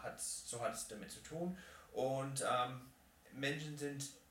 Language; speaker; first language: German; non-native, fluent; English